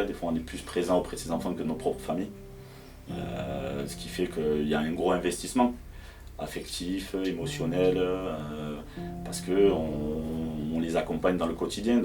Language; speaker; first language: French; native; French